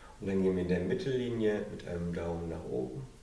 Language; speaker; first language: German; non-native, fluent; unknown